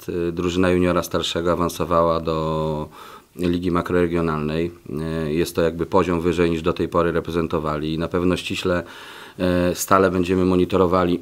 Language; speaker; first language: Polish; native; Polish